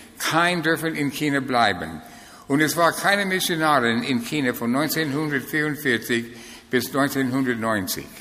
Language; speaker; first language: German; non-native, fluent; English